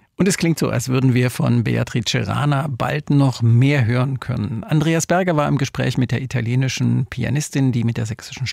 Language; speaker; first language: German; native; German